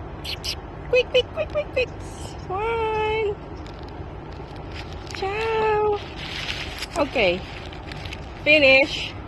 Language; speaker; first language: English; non-native, local second language; Filipino